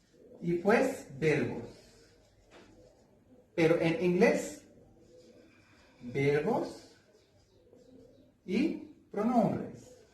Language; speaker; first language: Spanish; non-native, learner; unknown